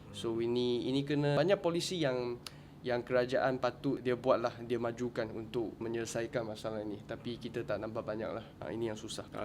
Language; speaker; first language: Malay; non-native, local second language; Chinese